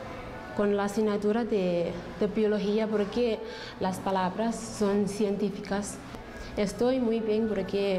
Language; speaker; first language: Spanish; non-native, learner; English